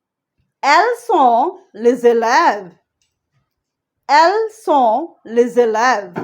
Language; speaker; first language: French; non-native, learner; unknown